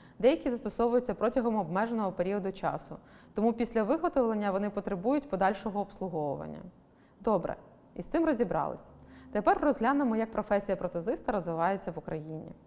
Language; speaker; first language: Ukrainian; native; Ukrainian